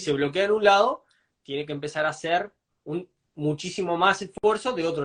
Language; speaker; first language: Spanish; native; Spanish